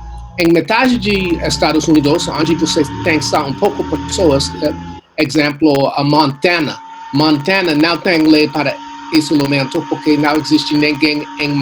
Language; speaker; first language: Portuguese; non-native, learner; English